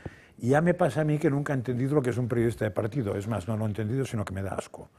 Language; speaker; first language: Spanish; native; Spanish